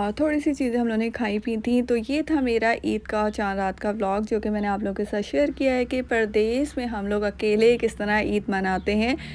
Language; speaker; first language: Urdu; native; Urdu